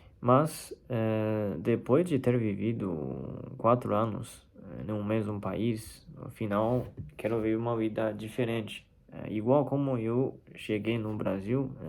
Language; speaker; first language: Portuguese; non-native, fluent; Chinese